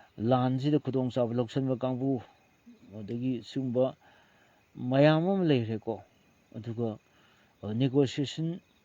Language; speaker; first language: Manipuri; non-native, local second language; Thado Chin